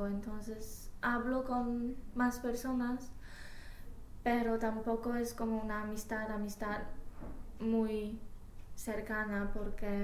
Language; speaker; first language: Spanish; non-native, fluent; Polish